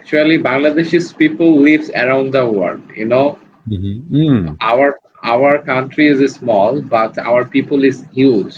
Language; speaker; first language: English; non-native, learner; Bangla